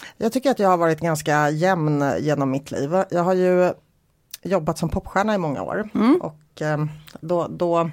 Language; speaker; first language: Swedish; early bilingual, other home language; Polish